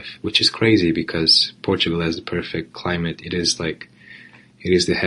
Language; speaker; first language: English; non-native, fluent; Portuguese